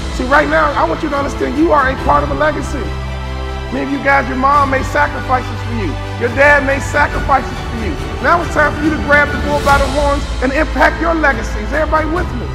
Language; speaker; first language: English; native; English